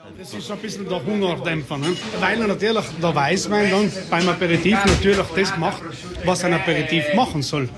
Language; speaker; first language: German; native; German